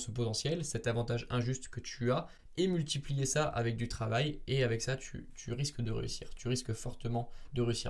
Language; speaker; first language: French; native; French